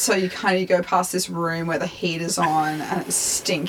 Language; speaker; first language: English; native; English